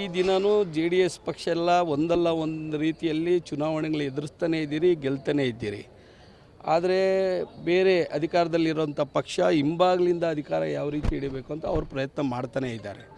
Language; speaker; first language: Kannada; native; Kannada